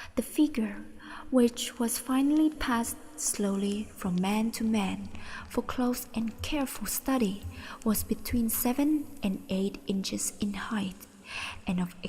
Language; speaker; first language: English; non-native, learner; Vietnamese